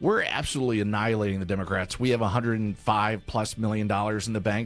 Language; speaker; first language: English; native; English